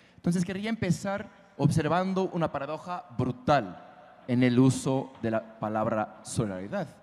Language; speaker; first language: Spanish; non-native, fluent; English